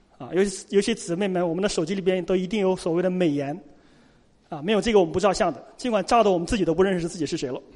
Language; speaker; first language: Chinese; native; Chinese